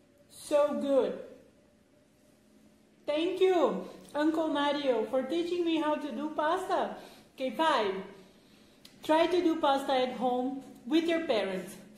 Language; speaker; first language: English; non-native, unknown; Portuguese